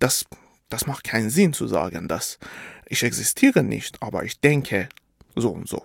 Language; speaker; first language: German; non-native, fluent; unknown